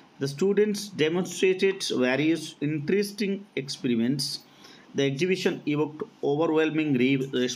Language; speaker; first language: English; non-native, local second language; Odia